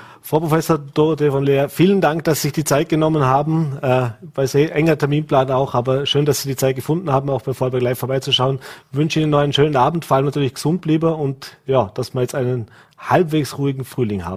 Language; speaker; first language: German; native; German